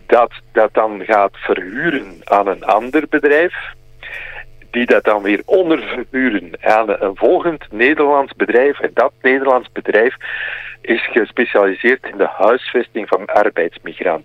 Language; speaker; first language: Dutch; native; Dutch